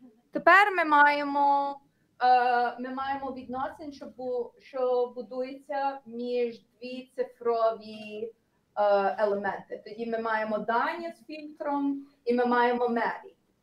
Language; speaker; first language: Ukrainian; early bilingual, heritage; Ukrainian